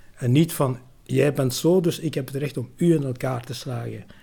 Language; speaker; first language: Dutch; early bilingual, other home language; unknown